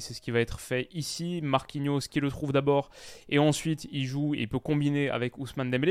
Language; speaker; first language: French; native; French